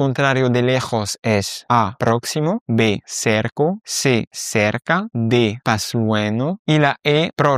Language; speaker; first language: Spanish; non-native, fluent; French